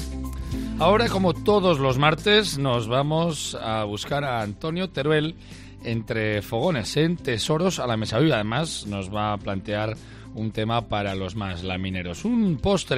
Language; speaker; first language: Spanish; native; Spanish